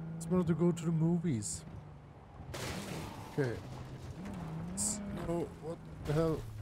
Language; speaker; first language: English; non-native, fluent; German